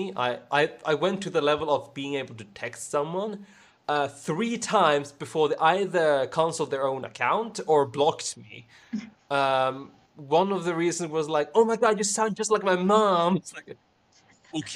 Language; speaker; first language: English; non-native, fluent; Swedish